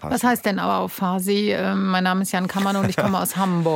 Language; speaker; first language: German; native; German